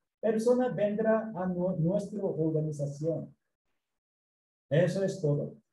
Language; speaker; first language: Spanish; non-native, learner; Korean